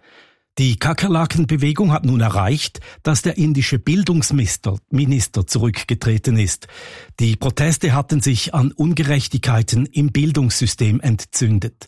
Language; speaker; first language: German; native; German